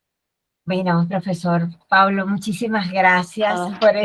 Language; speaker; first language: Spanish; native; Spanish